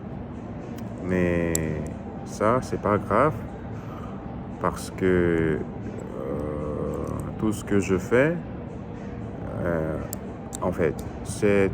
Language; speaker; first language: French; non-native, learner; Russian